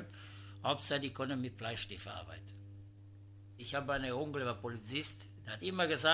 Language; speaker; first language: German; non-native, learner; Italian